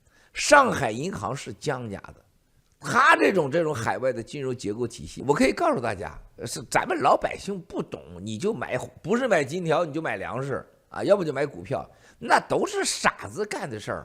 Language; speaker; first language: Chinese; native; Chinese